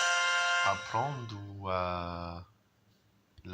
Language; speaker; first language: French; non-native, learner; English